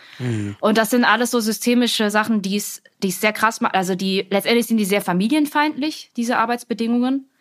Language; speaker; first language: German; early bilingual, other home language; Vietnamese